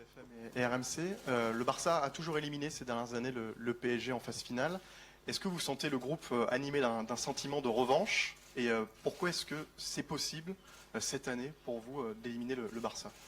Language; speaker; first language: French; native; French